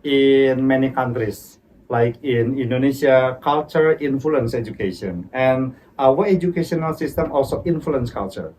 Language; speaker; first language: English; non-native, fluent; Indonesian